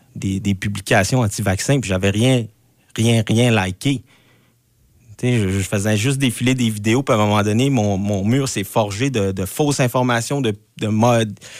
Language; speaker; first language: French; native; French